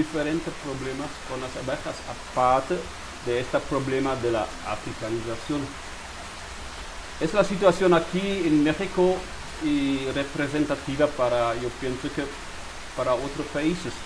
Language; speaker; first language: Spanish; non-native, fluent; German